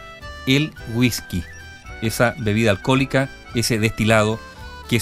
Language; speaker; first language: Spanish; native; Spanish